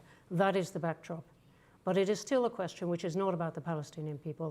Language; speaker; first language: English; native; English